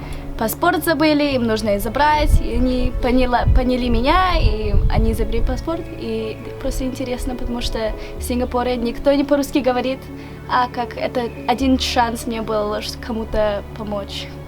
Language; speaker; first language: Russian; early bilingual, heritage; Russian